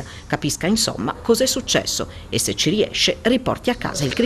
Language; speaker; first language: Italian; native; Italian